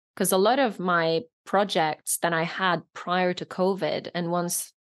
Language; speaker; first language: English; non-native, fluent; Norwegian